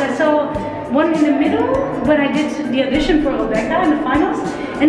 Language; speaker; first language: English; non-native, fluent; Dutch